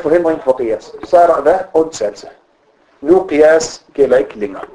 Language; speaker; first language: Danish; non-native, fluent; Arabic